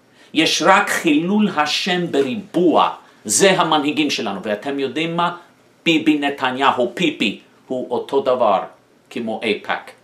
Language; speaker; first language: Hebrew; non-native, fluent; English